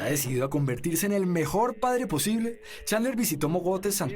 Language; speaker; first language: Spanish; native; Spanish